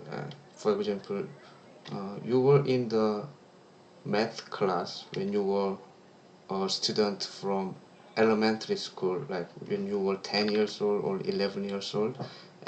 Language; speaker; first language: English; non-native, learner; Korean